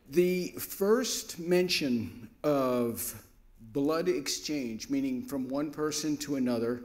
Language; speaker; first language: English; native; English